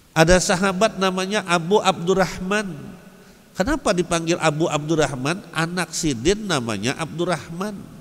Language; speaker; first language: Indonesian; non-native, local second language; Banjar